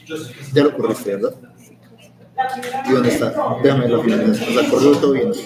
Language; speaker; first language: Spanish; native; Spanish